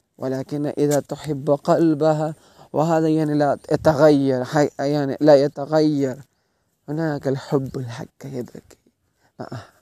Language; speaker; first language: Arabic; non-native, learner; Malayalam